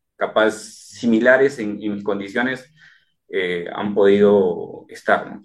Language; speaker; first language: Spanish; native; Spanish